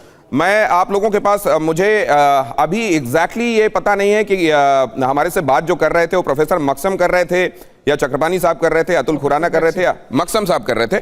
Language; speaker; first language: Hindi; native; Hindi